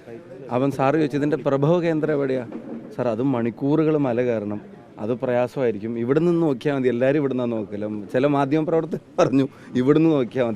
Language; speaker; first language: Malayalam; native; Malayalam